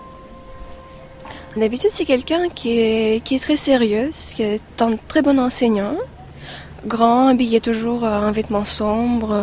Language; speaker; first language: French; non-native, fluent; Russian